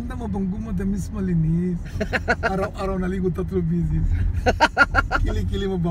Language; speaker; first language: Filipino; non-native, learner; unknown